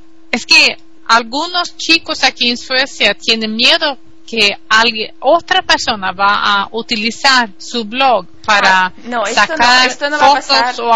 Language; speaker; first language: Spanish; non-native, learner; Swedish